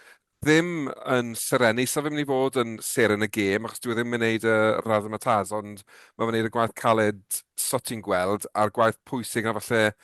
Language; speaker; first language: Welsh; native; Welsh